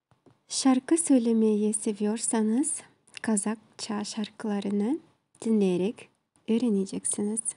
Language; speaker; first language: Turkish; non-native, learner; Kazakh